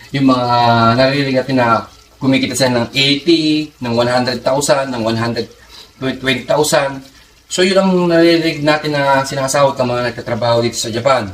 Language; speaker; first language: Filipino; native; Filipino